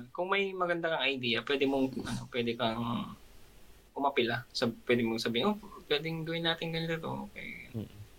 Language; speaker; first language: Filipino; non-native, local second language; Pangasinan